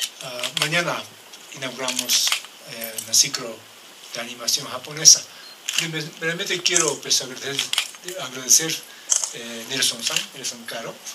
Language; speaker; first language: Spanish; non-native, learner; Japanese